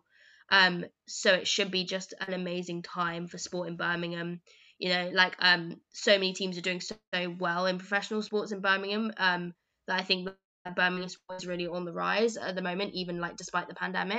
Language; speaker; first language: English; native; English